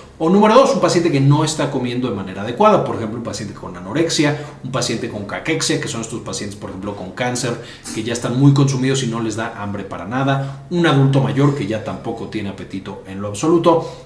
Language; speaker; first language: Spanish; native; Spanish